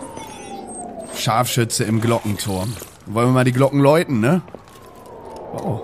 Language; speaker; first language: German; native; German